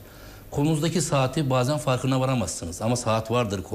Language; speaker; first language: Turkish; native; Turkish